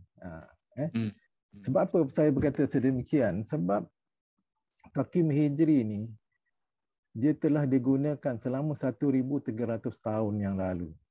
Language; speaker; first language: Malay; native; Malay